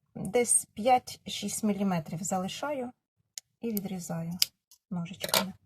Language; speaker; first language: Ukrainian; non-native, local second language; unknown